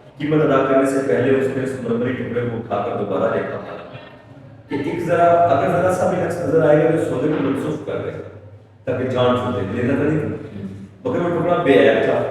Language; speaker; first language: Urdu; non-native, local second language; Punjabi